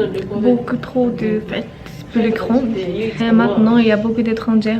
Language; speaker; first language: French; non-native, learner; Japanese